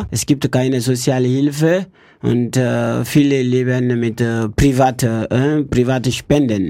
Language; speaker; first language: German; non-native, learner; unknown